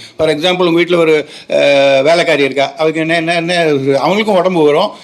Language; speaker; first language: Tamil; native; Tamil